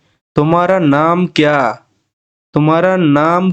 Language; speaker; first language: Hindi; non-native, fluent; Bangla